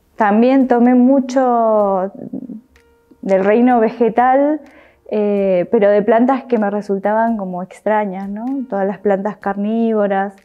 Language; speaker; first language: Spanish; native; Spanish